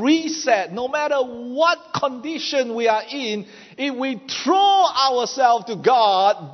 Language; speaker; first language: English; non-native, local second language; Chinese